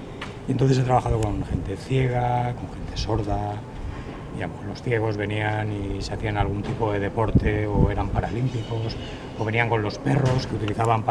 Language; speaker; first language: Spanish; native; Spanish